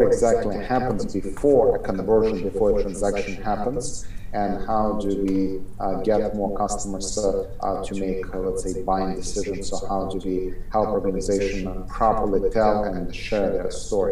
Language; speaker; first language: English; non-native, fluent; Ukrainian